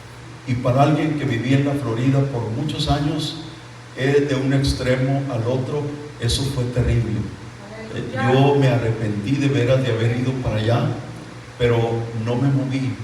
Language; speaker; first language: Spanish; native; Spanish